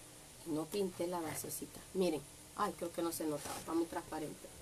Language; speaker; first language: Spanish; native; Spanish